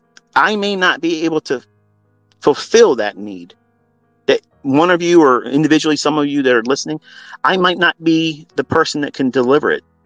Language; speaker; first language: English; native; English